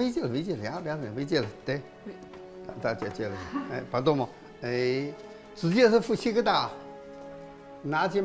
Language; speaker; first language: Russian; non-native, learner; Chinese